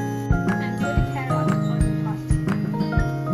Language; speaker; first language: English; non-native, learner; Thai